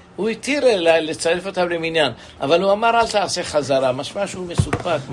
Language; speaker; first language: Hebrew; non-native, fluent; Persian